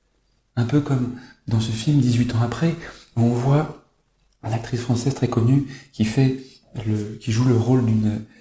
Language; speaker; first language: French; native; French